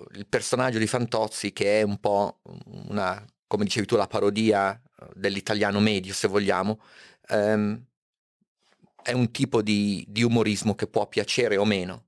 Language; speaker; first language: Italian; native; Italian